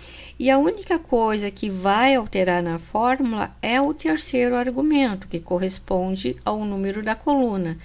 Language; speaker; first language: Portuguese; native; Portuguese